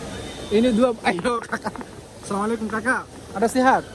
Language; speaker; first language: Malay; non-native, learner; Bangla